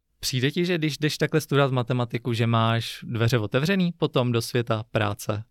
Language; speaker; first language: Czech; native; Czech